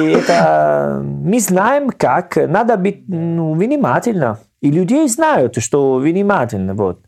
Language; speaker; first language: Russian; non-native, learner; Italian